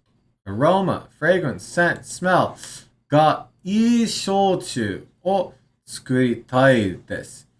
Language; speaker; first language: Japanese; non-native, learner; English